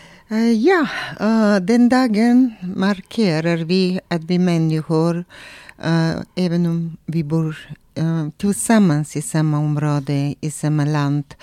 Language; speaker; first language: Swedish; non-native, fluent; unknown